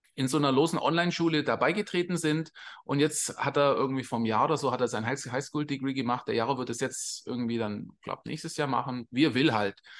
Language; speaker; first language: German; native; German